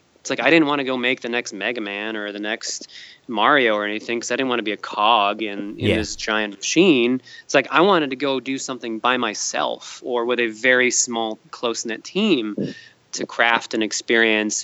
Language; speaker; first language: English; native; English